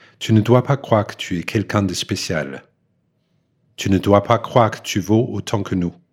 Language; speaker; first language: French; non-native, fluent; Danish